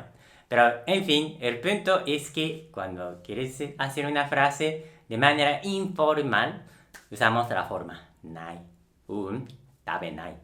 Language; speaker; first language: Spanish; non-native, local second language; Japanese